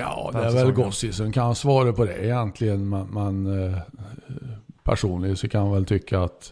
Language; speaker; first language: Swedish; native; Swedish